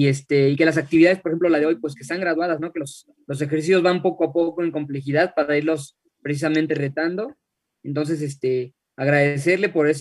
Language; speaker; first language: Spanish; native; Spanish